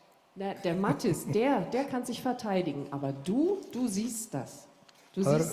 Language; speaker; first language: German; native; German